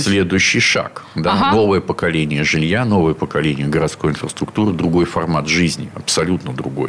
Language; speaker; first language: Russian; native; Russian